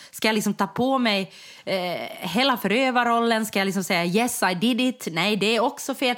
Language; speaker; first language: Swedish; native; Swedish